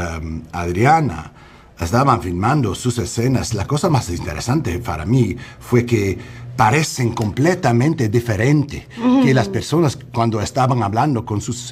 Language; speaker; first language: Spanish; non-native, learner; English